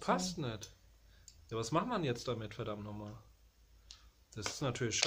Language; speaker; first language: German; native; German